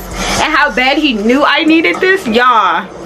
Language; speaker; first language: English; native; English